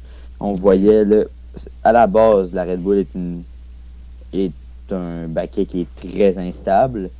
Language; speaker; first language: French; native; French